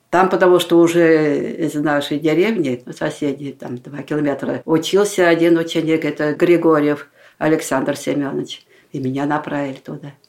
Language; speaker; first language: Russian; native; Russian